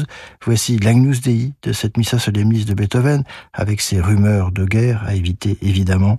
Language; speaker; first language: French; native; French